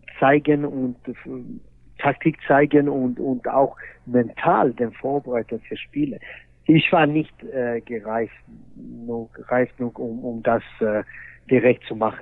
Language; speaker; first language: German; non-native, fluent; Swedish